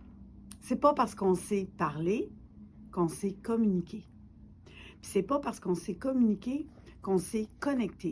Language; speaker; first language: French; native; French